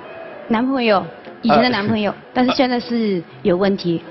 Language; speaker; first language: Chinese; native; Chinese